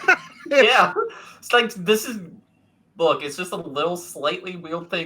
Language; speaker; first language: English; native; English